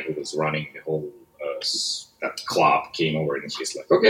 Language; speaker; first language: English; non-native, fluent; Russian